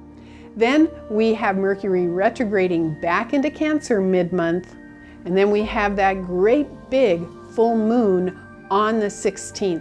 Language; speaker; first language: English; native; English